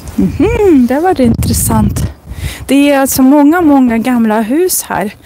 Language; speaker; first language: Swedish; non-native, fluent; Russian